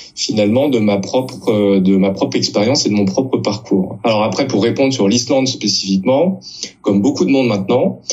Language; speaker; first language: French; native; French